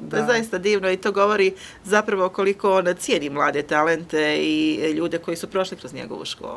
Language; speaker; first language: Croatian; native; Croatian